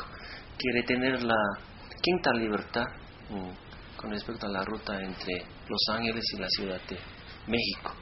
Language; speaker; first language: Spanish; non-native, fluent; Korean